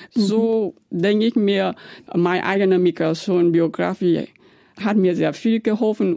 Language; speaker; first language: German; non-native, fluent; Vietnamese